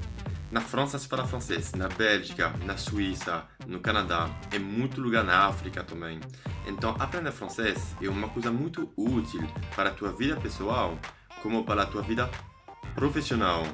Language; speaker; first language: Portuguese; non-native, fluent; French